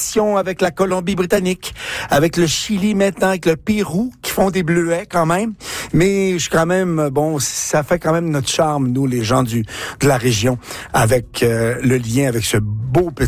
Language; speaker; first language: French; native; French